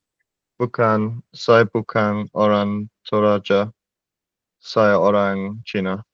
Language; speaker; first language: Indonesian; non-native, learner; English